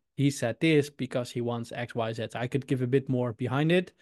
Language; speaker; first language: English; non-native, fluent; Dutch